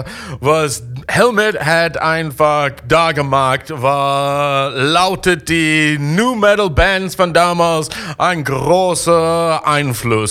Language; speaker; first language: German; non-native, fluent; English